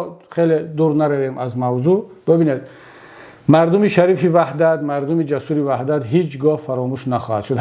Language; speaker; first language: Persian; native; Persian